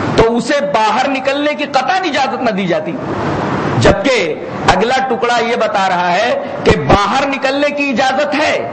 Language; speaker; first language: Urdu; native; Urdu